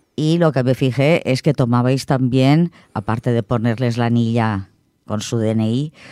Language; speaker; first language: Spanish; non-native, local second language; Catalan